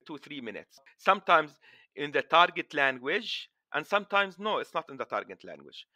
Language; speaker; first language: English; non-native, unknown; Arabic